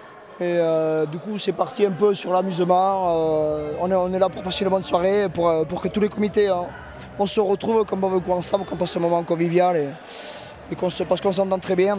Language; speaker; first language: French; native; French